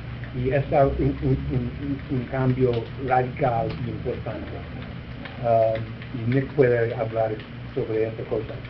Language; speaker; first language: Spanish; non-native, learner; English